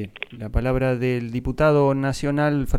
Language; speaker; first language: Spanish; native; Spanish